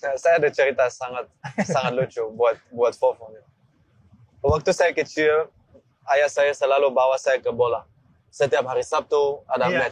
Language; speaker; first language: Indonesian; non-native, learner; Dutch